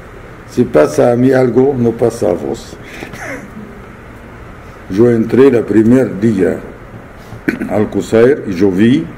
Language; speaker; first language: Spanish; non-native, fluent; Arabic